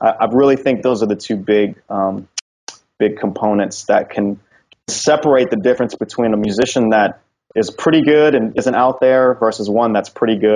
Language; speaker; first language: English; native; English